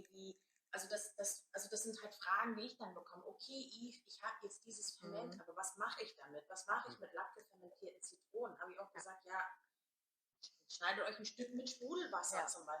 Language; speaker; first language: German; native; German